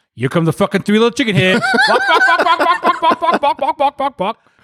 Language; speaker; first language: English; early bilingual, other home language; Gujarati